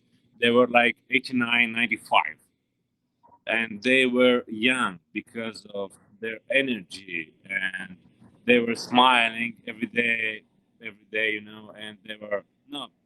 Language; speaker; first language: English; non-native, learner; Romanian